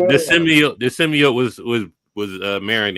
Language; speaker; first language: English; native; English